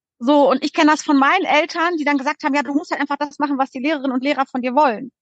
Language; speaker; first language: German; early bilingual, other home language; Polish